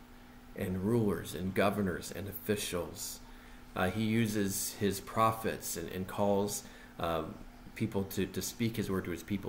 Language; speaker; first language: English; native; English